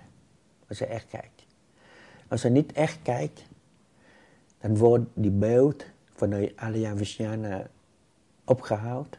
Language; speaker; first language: Dutch; non-native, fluent; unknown